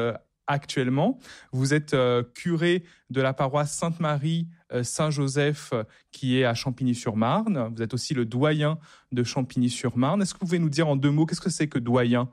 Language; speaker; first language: French; native; French